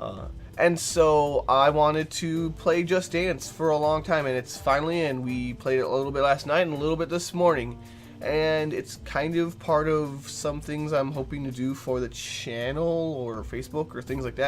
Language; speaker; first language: English; native; English